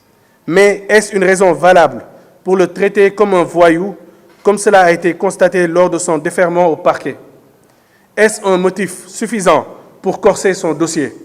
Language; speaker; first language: French; non-native, local second language; Wolof